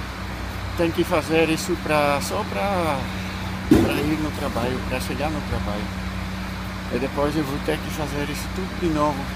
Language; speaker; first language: Portuguese; non-native, learner; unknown